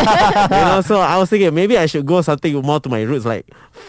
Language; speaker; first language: English; non-native, local second language; Malay